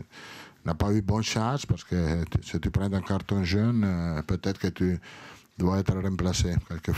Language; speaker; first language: French; non-native, learner; Italian